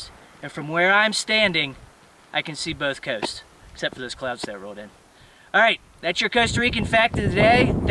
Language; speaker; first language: English; native; English